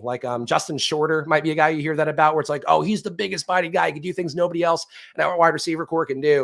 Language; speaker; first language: English; native; English